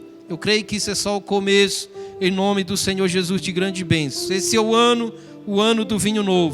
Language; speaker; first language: Portuguese; native; Portuguese